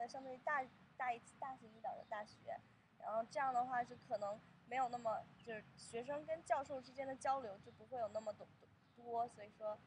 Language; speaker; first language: Chinese; native; Chinese